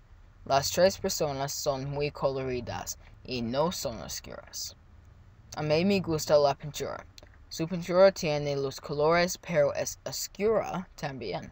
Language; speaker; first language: Spanish; non-native, learner; English